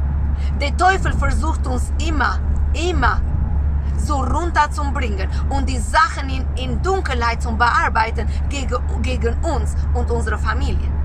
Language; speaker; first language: German; non-native, learner; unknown